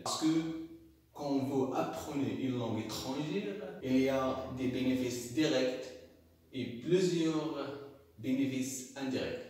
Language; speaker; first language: French; non-native, local second language; Arabic